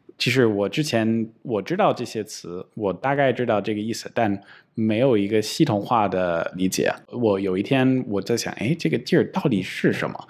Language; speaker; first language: Chinese; non-native, fluent; English